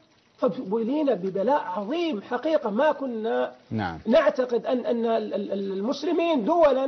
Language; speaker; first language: Arabic; native; Arabic